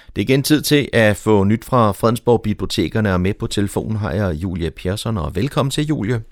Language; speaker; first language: Danish; native; Danish